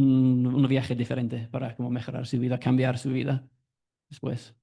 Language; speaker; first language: Spanish; non-native, fluent; English